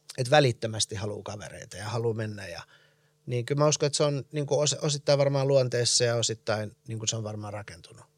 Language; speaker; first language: Finnish; early bilingual, other home language; Persian